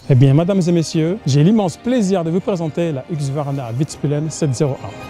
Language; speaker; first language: French; native; French